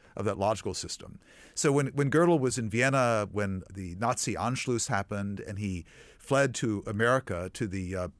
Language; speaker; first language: English; native; English